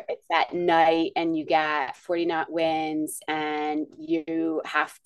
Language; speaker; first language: English; native; English